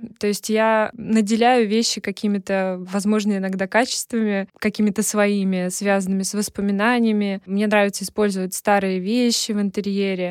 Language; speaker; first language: Russian; native; Russian